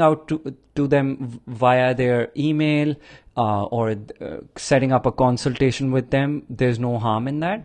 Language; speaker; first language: English; non-native, local second language; Punjabi